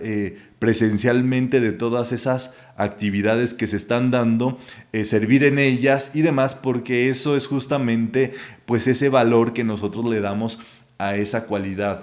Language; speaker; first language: Spanish; native; Spanish